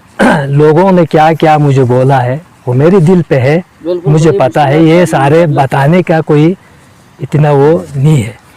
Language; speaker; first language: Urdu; non-native, local second language; Balti